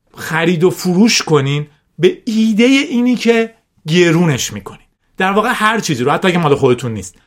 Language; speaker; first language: Persian; non-native, local second language; Azerbaijani